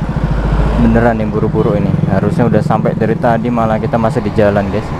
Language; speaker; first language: Indonesian; non-native, local second language; Javanese